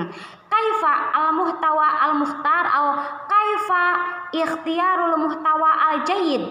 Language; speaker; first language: Arabic; non-native, learner; Indonesian